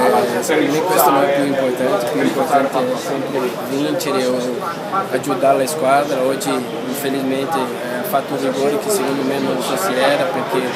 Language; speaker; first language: Italian; non-native, fluent; Portuguese